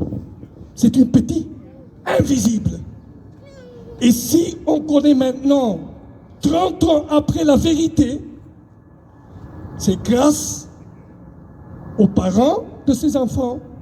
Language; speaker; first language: French; non-native, local second language; Dutch